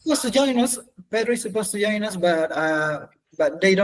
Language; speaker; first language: English; non-native, learner; Spanish